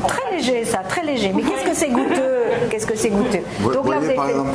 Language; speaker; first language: French; native; French